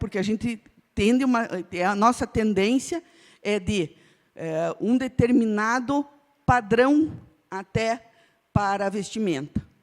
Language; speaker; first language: Portuguese; non-native, local second language; Ukrainian